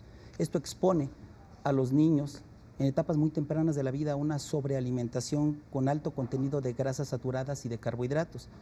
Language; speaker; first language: Spanish; native; Spanish